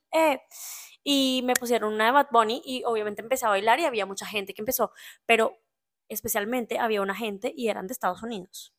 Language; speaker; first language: Spanish; native; Spanish